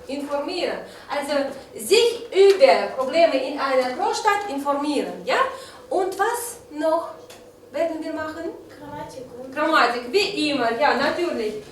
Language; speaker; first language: German; non-native, fluent; Russian